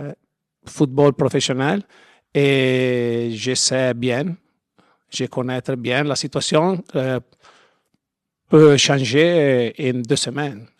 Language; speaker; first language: French; non-native, learner; Italian